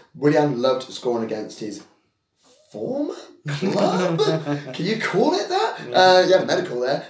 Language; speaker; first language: English; native; English